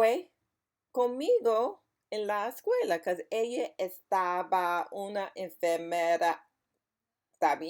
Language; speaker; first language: Spanish; non-native, learner; English